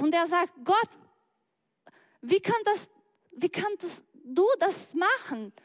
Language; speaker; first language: German; non-native, learner; Portuguese